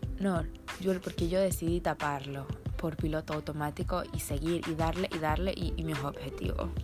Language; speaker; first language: Spanish; native; Spanish